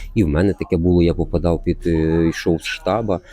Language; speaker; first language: Ukrainian; native; Ukrainian